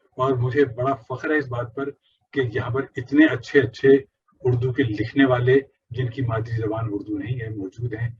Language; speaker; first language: Urdu; native; Urdu